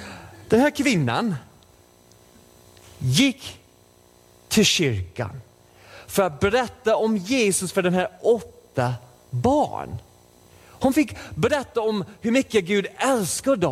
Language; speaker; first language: Swedish; non-native, fluent; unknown